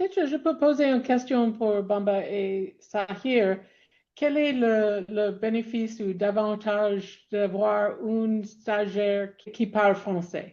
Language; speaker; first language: French; non-native, fluent; English